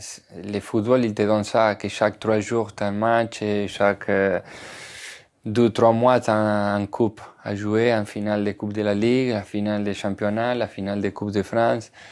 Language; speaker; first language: French; non-native, fluent; Spanish